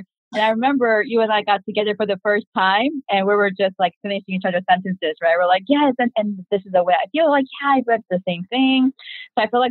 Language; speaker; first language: English; early bilingual, other home language; Korean